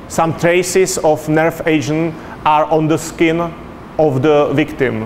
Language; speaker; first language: English; non-native, fluent; Czech